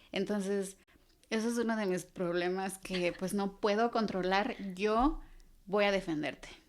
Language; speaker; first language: Spanish; native; Spanish